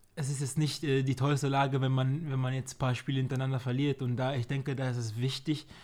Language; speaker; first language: German; native; German